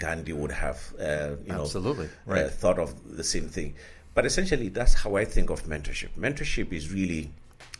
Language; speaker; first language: English; non-native, local second language; Southern Sotho